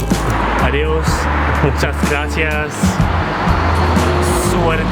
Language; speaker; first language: Spanish; non-native, learner; Korean